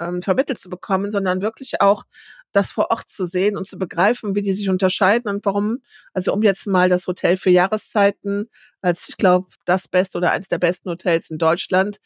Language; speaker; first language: German; native; German